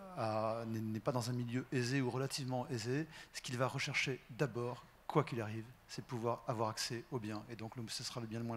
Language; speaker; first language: French; native; French